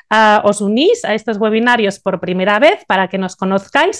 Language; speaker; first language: Spanish; native; Spanish